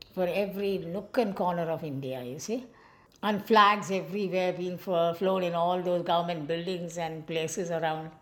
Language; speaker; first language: English; non-native, local second language; Malayalam